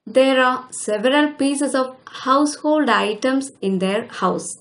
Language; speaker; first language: English; non-native, local second language; Malayalam